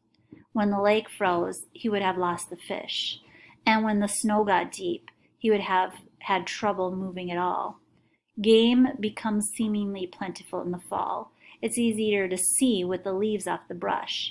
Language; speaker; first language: English; native; English